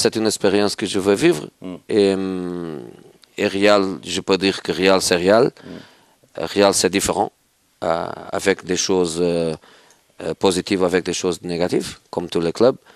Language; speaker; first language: French; non-native, fluent; Portuguese